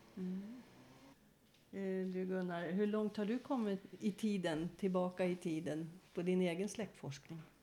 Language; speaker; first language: Swedish; native; Swedish